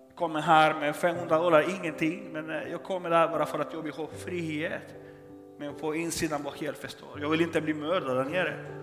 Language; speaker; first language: Swedish; non-native, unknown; Spanish